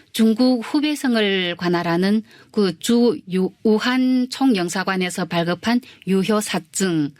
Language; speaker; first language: Korean; early bilingual, heritage; Korean